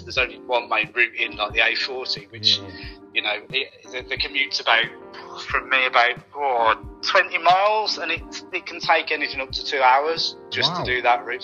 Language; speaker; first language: English; native; English